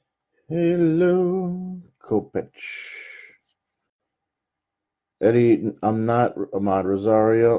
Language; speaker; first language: English; native; English